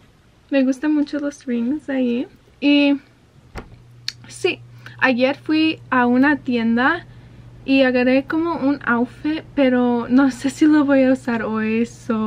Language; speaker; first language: Spanish; early bilingual, heritage; Spanish